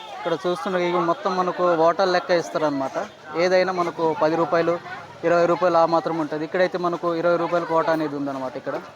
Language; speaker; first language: Telugu; non-native, local second language; Koya